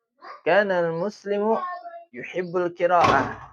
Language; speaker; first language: Arabic; non-native, fluent; Indonesian